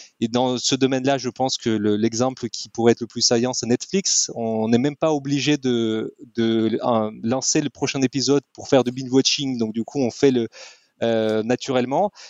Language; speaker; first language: French; non-native, fluent; Russian